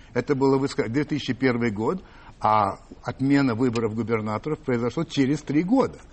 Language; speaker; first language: Russian; non-native, fluent; French